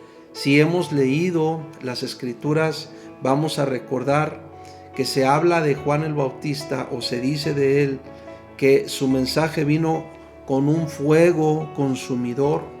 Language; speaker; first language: Spanish; native; Spanish